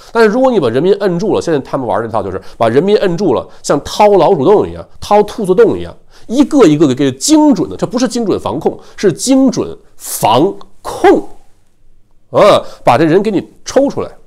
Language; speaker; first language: Chinese; native; Chinese